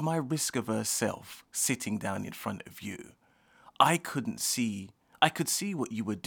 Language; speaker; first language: English; non-native, local second language; Jamaican Creole English